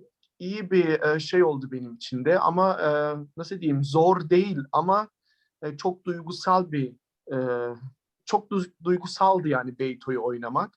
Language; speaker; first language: Turkish; early bilingual, heritage; Turkish